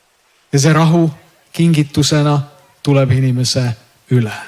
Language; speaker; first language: Estonian; native; Estonian